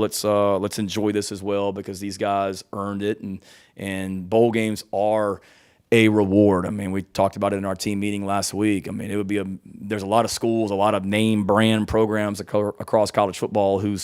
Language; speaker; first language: English; native; English